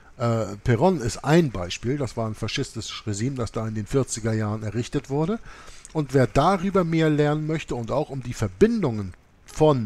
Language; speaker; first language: German; native; German